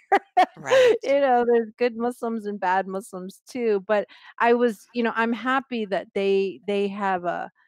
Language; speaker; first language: English; native; English